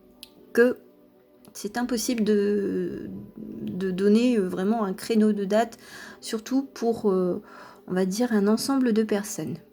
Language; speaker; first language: French; native; French